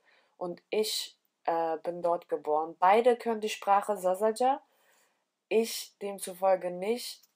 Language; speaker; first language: German; early bilingual, other home language; Turkish